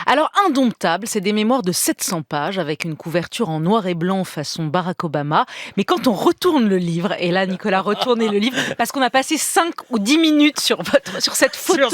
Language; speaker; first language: French; native; French